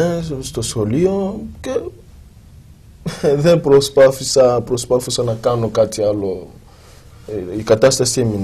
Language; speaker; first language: Greek; non-native, fluent; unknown